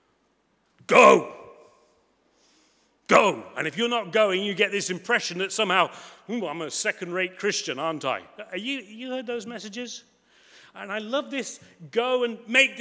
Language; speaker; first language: English; native; English